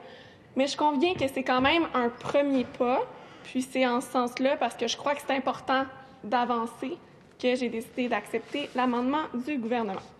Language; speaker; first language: French; native; French